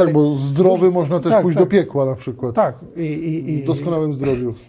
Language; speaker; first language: Polish; native; Polish